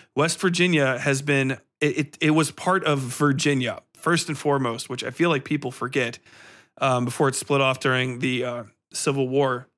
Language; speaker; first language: English; native; English